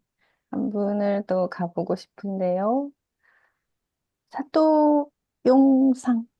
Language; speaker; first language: Korean; native; Korean